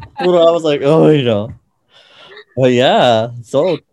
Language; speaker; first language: English; early bilingual, other home language; Spanish